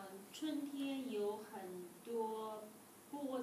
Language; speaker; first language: Chinese; non-native, learner; English